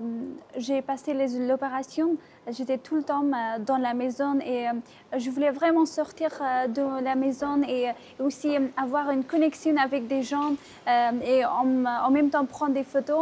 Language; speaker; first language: French; non-native, fluent; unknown